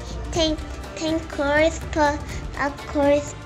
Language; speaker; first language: Portuguese; early bilingual, heritage; Portuguese